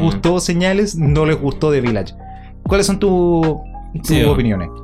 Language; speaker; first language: Spanish; native; Spanish